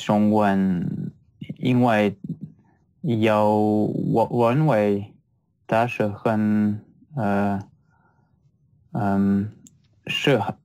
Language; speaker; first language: Chinese; non-native, learner; French